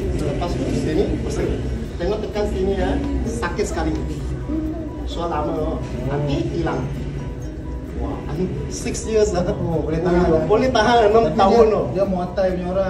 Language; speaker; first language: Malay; non-native, local second language; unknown